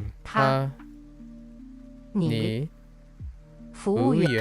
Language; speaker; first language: Chinese; non-native, learner; English